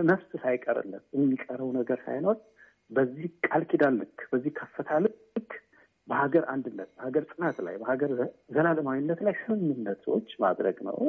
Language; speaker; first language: Amharic; native; Amharic